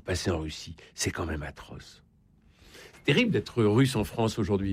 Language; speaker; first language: French; native; French